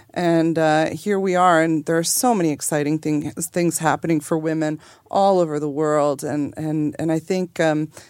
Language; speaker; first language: English; native; English